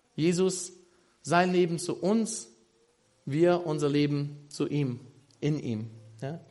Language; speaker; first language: German; non-native, fluent; English